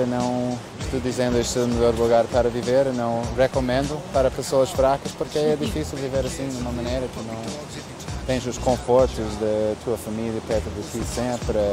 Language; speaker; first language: Portuguese; non-native, fluent; English